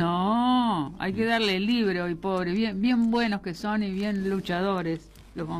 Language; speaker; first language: Spanish; native; Spanish